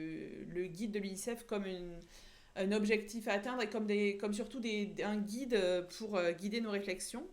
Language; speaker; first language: French; native; French